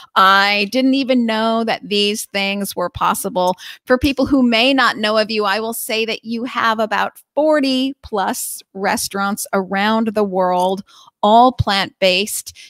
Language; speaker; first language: English; native; English